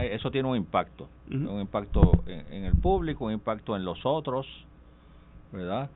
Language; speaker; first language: Spanish; native; Spanish